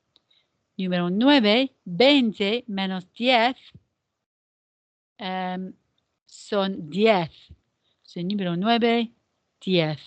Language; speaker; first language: Spanish; non-native, fluent; English